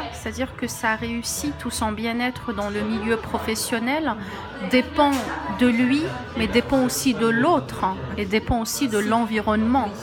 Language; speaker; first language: French; native; French